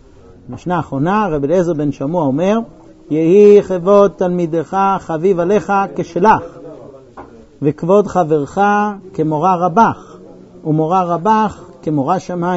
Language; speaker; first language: Hebrew; native; Hebrew